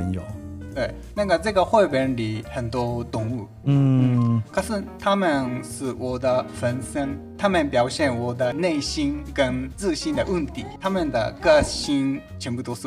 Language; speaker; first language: Chinese; non-native, learner; Japanese